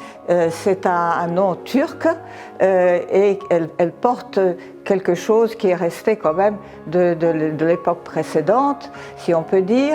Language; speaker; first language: French; non-native, fluent; Serbian